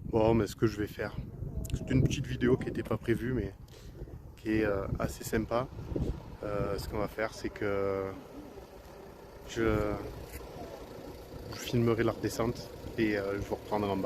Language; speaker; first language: French; native; French